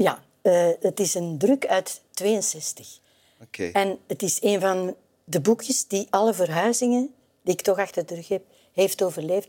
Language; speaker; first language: Dutch; native; Dutch